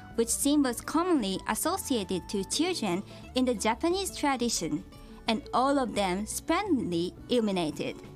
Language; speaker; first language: English; non-native, fluent; Japanese